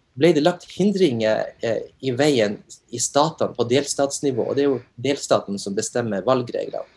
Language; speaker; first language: Norwegian; native; Norwegian